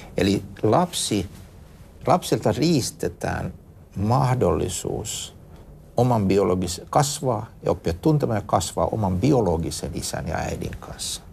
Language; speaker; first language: Finnish; native; Finnish